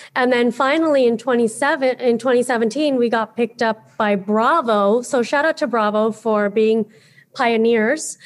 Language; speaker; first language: English; native; English